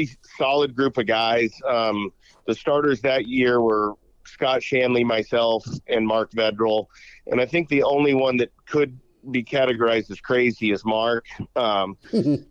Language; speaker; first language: English; native; English